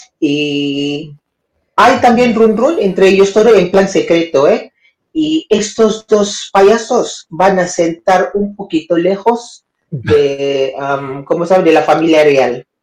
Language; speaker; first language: Spanish; non-native, learner; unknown